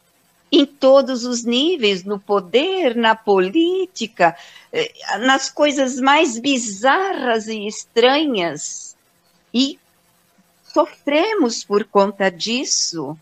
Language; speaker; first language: Portuguese; native; Portuguese